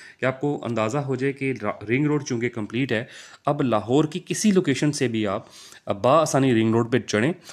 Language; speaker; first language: Urdu; non-native, local second language; Punjabi